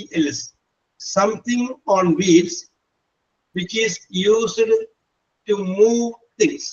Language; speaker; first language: English; non-native, fluent; Malayalam